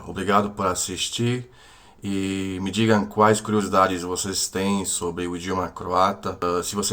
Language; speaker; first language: Portuguese; non-native, fluent; Croatian